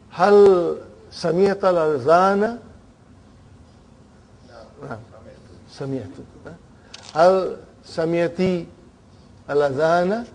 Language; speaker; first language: Arabic; non-native, fluent; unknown